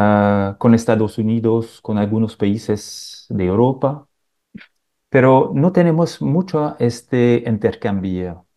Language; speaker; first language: Spanish; non-native, fluent; French